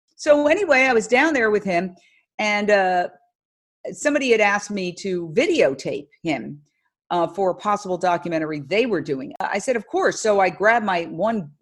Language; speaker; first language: English; native; English